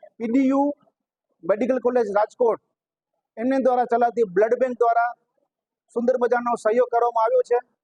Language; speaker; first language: Gujarati; non-native, local second language; Sindhi